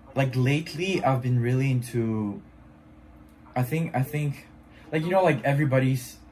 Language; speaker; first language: English; non-native, fluent; French